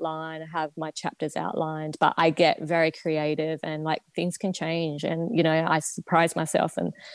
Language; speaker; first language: English; native; English